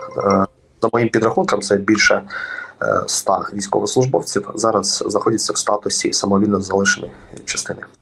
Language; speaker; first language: Ukrainian; native; Ukrainian